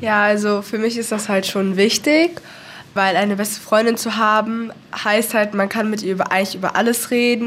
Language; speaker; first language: German; native; German